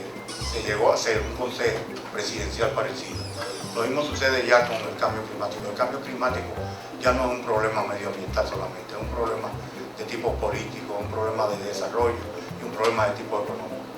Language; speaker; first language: Spanish; native; Spanish